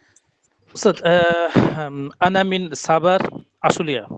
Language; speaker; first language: Arabic; non-native, learner; Bangla